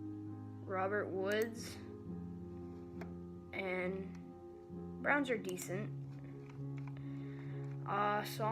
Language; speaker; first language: English; native; English